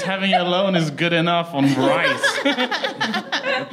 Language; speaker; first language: English; native; English